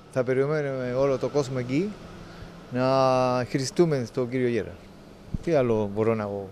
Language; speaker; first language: Greek; non-native, learner; Spanish